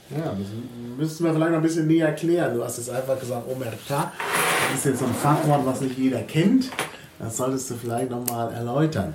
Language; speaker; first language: German; native; German